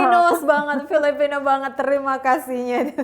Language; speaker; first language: Indonesian; native; Indonesian